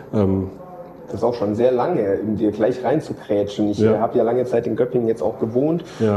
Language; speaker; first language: German; native; German